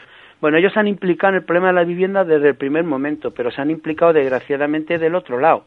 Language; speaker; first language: Spanish; native; Spanish